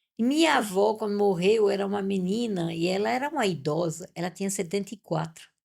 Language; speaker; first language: Portuguese; non-native, fluent; French